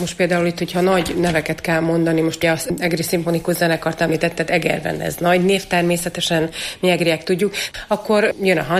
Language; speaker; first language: Hungarian; native; Hungarian